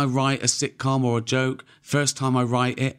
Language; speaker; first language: English; native; English